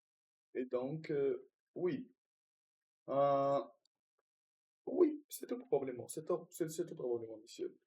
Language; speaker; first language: French; non-native, learner; Russian